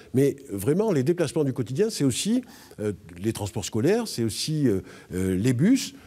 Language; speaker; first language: French; native; French